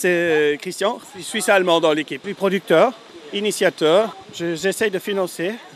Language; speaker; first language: French; non-native, local second language; German